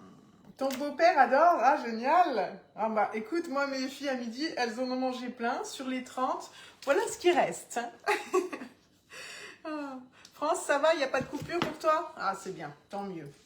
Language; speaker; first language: French; native; French